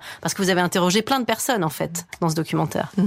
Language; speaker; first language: French; native; French